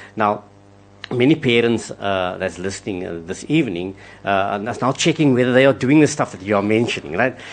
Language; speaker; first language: English; non-native, local second language; Afrikaans